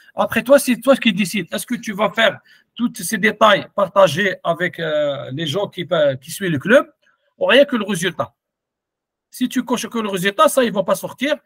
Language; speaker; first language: French; non-native, local second language; Arabic